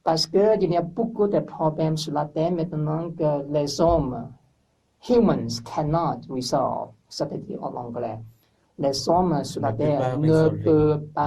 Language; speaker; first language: French; non-native, learner; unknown